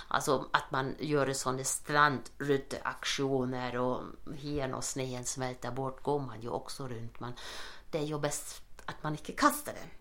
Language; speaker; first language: Norwegian; non-native, fluent; German